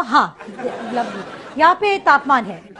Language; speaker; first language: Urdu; non-native, learner; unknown